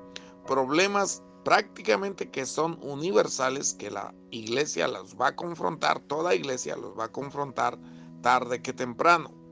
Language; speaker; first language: Spanish; native; Spanish